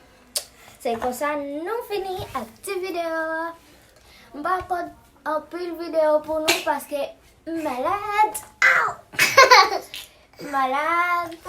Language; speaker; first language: French; non-native, learner; Haitian Creole